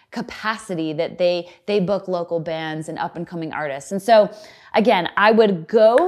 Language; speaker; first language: English; native; English